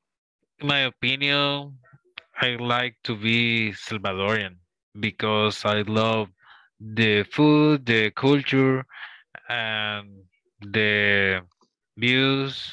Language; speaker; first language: English; non-native, learner; Spanish